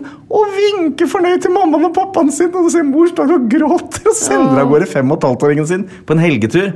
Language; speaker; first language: Norwegian; native; Norwegian